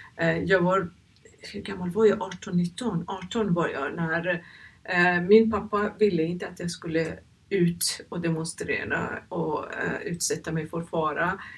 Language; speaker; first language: Swedish; non-native, fluent; Persian